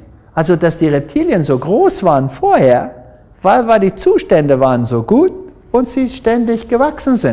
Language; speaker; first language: German; non-native, fluent; English